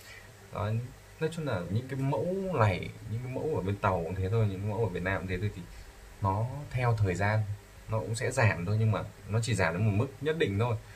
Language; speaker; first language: Vietnamese; native; Vietnamese